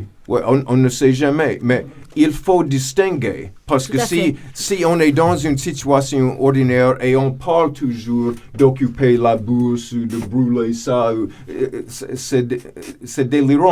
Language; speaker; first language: French; non-native, fluent; English